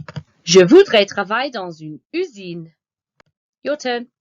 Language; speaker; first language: French; non-native, fluent; English